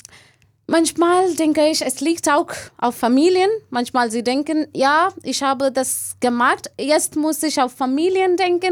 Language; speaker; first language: German; non-native, learner; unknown